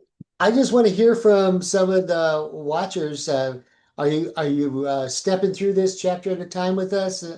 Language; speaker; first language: English; native; English